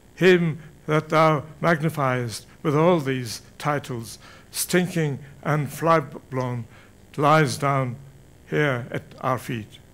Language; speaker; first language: English; non-native, fluent; Turkish